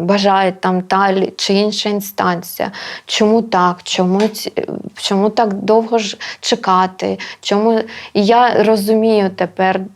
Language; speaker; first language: Ukrainian; non-native, local second language; Russian